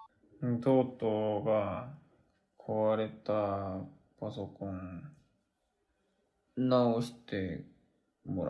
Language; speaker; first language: Japanese; non-native, learner; Korean